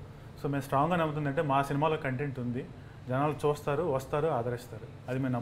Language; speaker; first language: Telugu; native; Telugu